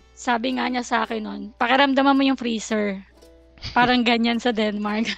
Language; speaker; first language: Filipino; native; Filipino